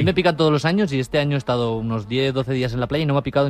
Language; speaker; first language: Spanish; native; Spanish